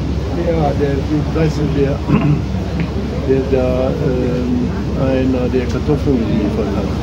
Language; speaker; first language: German; native; German